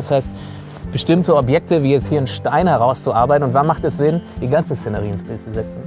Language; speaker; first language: German; native; German